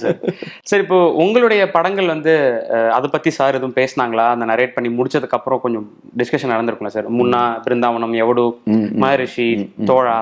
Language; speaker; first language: Tamil; native; Tamil